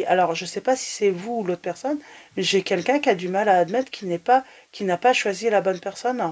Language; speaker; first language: French; native; French